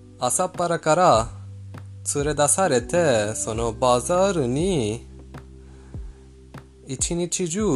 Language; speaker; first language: Japanese; non-native, fluent; Persian